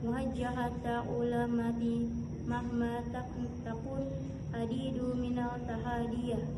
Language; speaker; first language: Arabic; non-native, learner; Indonesian